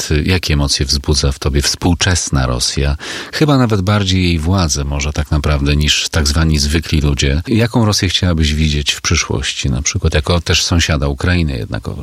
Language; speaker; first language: Polish; native; Polish